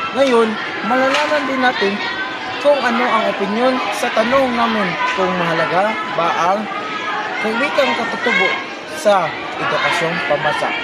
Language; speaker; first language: Filipino; non-native, local second language; Cebuano